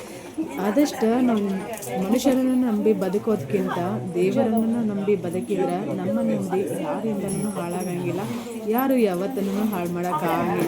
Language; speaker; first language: Kannada; native; Kannada